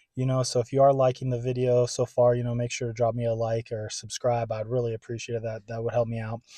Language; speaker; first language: English; native; English